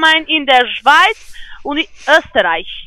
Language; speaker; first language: German; non-native, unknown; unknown